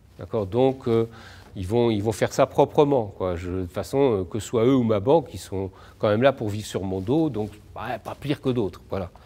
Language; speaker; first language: French; native; French